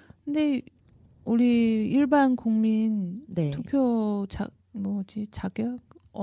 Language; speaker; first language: Korean; non-native, learner; Chinese